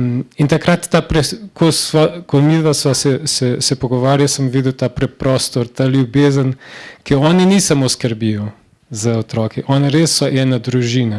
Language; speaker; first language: Slovenian; non-native, learner; Portuguese